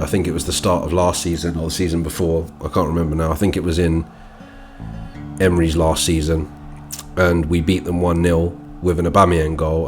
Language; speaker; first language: English; native; English